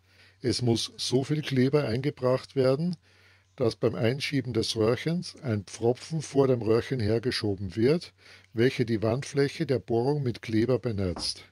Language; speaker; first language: German; native; German